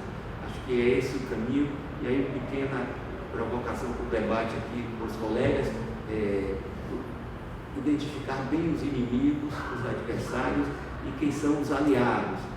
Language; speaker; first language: Portuguese; native; Portuguese